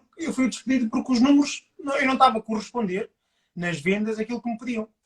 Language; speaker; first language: Portuguese; early bilingual, other home language; Upper Guinea Crioulo